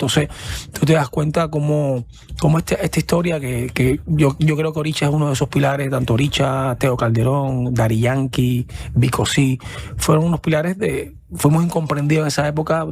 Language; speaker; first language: Spanish; native; Spanish